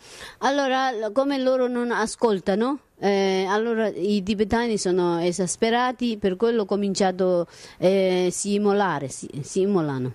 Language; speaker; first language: Italian; non-native, learner; Tibetan